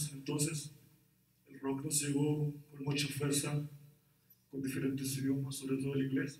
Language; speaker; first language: Spanish; non-native, local second language; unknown